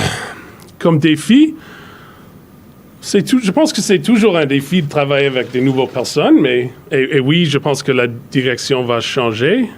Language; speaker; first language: French; non-native, fluent; English